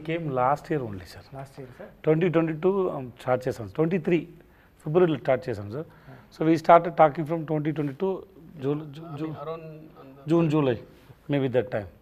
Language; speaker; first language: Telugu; non-native, learner; Tamil